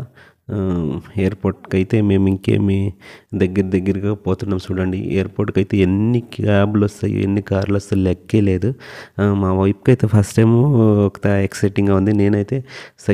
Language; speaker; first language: Telugu; native; Telugu